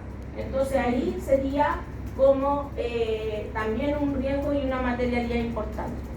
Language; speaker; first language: Spanish; native; Spanish